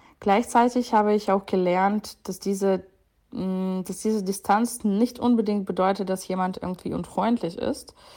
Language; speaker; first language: German; non-native, fluent; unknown